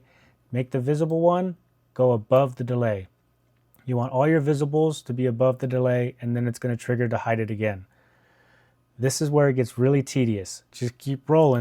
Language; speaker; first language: English; native; English